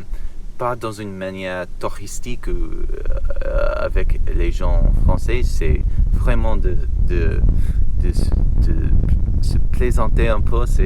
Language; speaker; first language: French; non-native, learner; English